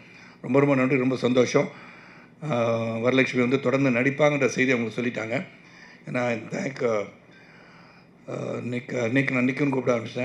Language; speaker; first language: Tamil; native; Tamil